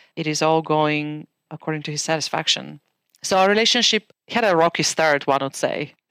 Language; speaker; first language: English; non-native, fluent; Bulgarian